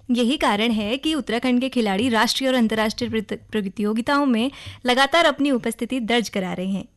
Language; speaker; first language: Hindi; native; Hindi